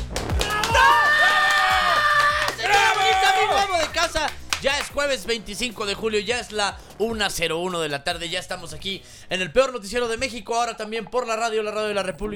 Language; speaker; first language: Spanish; native; Spanish